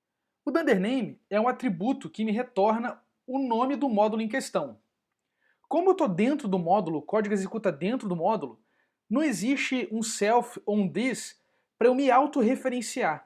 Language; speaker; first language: Portuguese; native; Portuguese